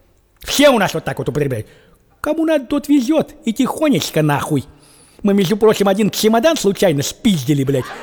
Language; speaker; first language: Russian; native; Russian